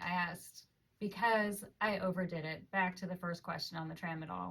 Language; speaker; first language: English; native; English